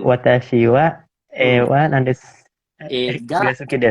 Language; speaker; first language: Japanese; non-native, learner; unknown